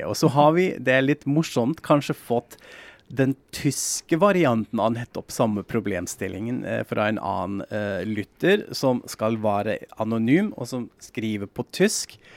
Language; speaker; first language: Norwegian; non-native, fluent; German